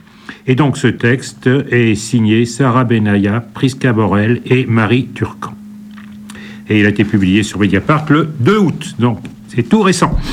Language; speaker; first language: French; native; French